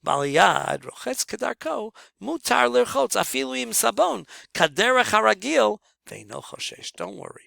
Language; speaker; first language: Hebrew; non-native, fluent; English